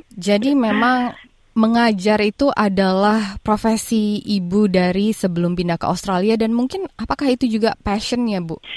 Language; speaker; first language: Indonesian; native; Indonesian